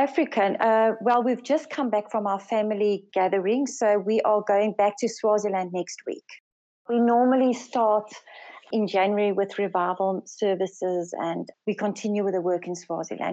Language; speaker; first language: English; non-native, local second language; Afrikaans